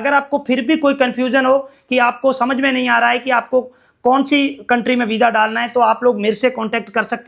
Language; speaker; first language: Hindi; native; Hindi